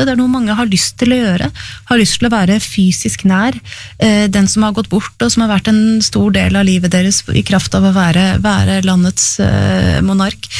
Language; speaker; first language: Norwegian; native; Norwegian